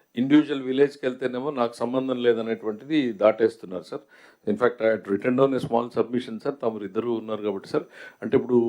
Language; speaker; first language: Telugu; native; Telugu